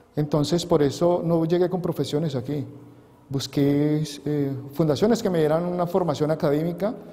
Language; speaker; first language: Spanish; native; Spanish